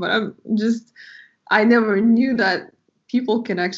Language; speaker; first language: English; non-native, fluent; Russian